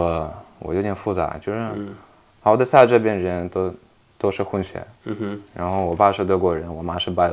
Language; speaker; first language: Chinese; non-native, fluent; Russian